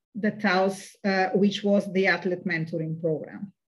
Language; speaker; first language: English; non-native, fluent; Bulgarian